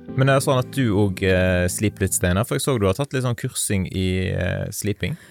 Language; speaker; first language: Norwegian; native; Norwegian